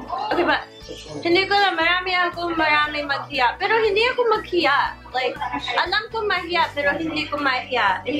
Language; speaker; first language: Filipino; early bilingual, heritage; English